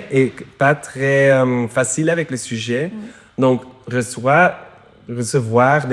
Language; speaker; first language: French; non-native, local second language; Dutch